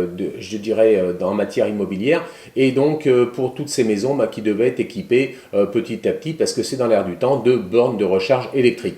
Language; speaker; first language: French; native; French